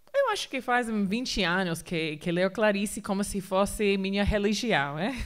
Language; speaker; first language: Portuguese; non-native, fluent; English